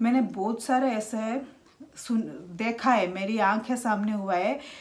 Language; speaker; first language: Hindi; non-native, local second language; Malayalam